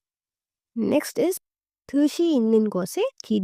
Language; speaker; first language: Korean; non-native, learner; Hindi